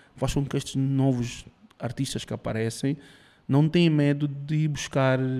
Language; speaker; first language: Portuguese; early bilingual, heritage; Spanish